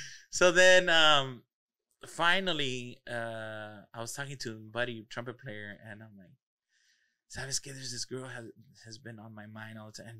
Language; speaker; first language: English; early bilingual, other home language; Spanish